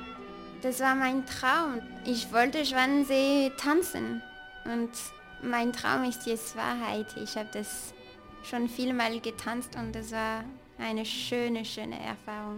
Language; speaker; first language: German; non-native, fluent; French